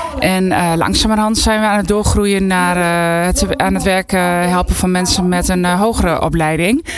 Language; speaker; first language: Dutch; native; Dutch